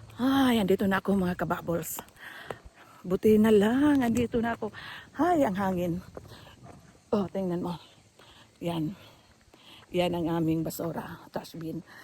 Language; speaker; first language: Filipino; non-native, local second language; Cebuano